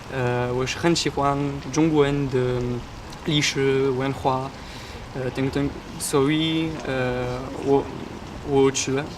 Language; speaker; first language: Chinese; non-native, learner; French